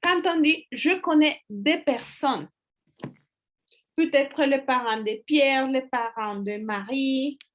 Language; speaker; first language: French; non-native, fluent; Spanish